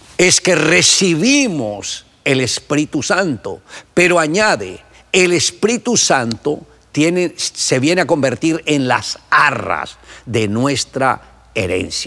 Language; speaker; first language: Spanish; native; Spanish